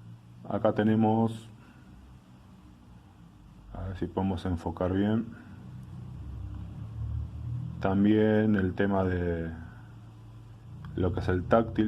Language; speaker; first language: Spanish; native; Spanish